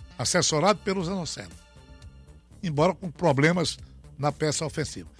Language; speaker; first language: Portuguese; native; Portuguese